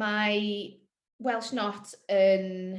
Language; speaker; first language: Welsh; non-native, learner; English